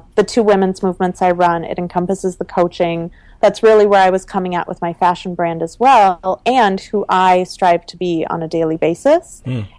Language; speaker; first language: English; native; English